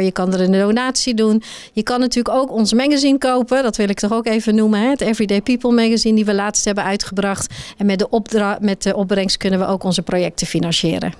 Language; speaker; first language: Dutch; native; Dutch